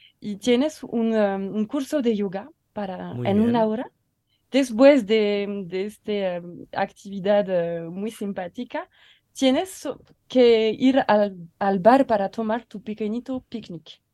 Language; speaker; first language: Spanish; non-native, learner; French